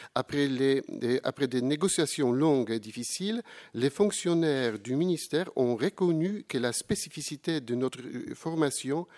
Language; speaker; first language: French; non-native, fluent; Polish